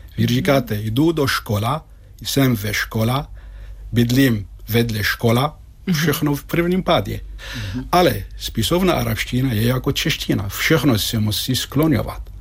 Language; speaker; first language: Czech; non-native, fluent; Arabic